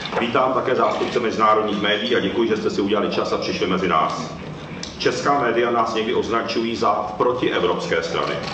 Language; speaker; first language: Czech; early bilingual, other home language; Japanese